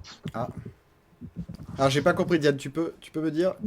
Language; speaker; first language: French; native; French